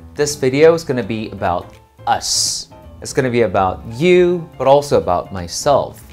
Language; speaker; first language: English; non-native, fluent; Korean